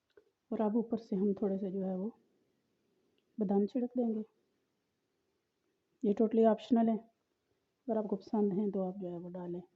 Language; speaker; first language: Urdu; non-native, local second language; Pahari-Potwari